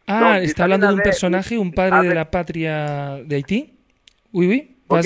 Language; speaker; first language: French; non-native, fluent; Spanish